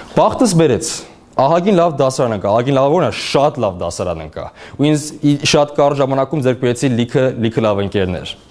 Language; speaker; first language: Armenian; early bilingual, heritage; Armenian